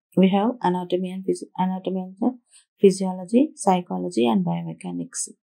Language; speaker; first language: English; non-native, local second language; Telugu